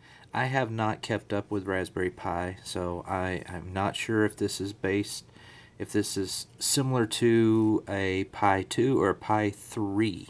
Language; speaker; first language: English; native; English